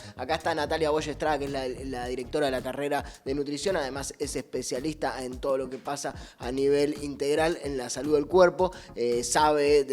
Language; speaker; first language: Spanish; native; Spanish